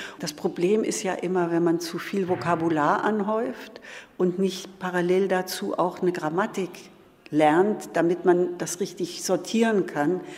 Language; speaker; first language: German; native; German